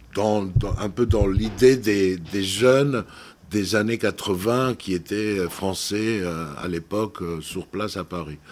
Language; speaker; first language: French; non-native, fluent; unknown